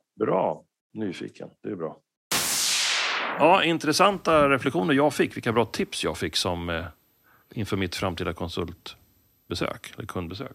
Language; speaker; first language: Swedish; native; Swedish